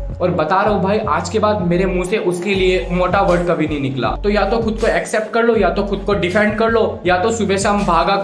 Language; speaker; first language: Hindi; non-native, local second language; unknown